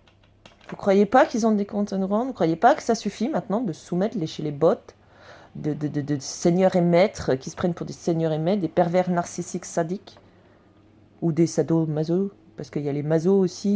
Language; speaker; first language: French; native; French